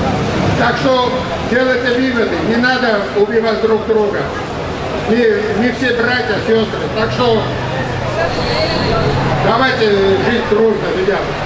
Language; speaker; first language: Russian; non-native, local second language; Armenian